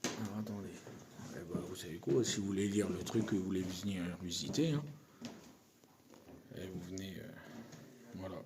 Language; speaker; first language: French; native; French